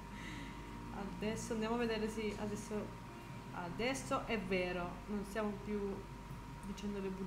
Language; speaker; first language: Italian; non-native, fluent; Spanish